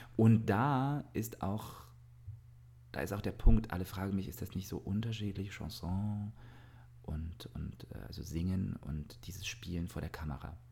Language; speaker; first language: German; early bilingual, other home language; Russian